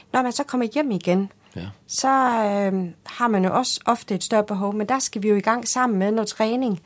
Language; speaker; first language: Danish; native; Danish